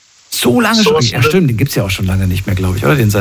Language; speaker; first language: German; native; German